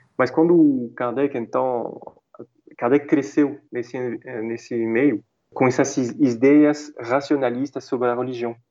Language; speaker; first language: Portuguese; non-native, fluent; French